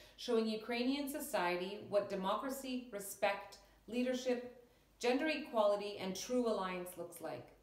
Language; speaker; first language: English; early bilingual, other home language; Ukrainian